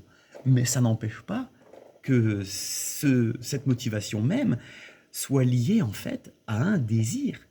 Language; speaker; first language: French; native; French